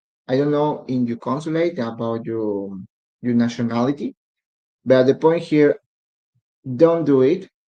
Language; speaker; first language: English; non-native, learner; Spanish